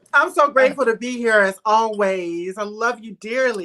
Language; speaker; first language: English; native; English